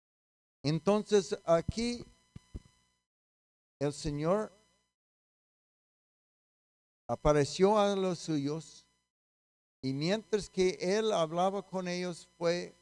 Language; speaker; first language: Spanish; non-native, fluent; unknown